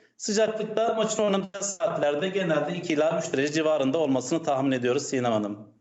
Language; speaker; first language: Turkish; native; Turkish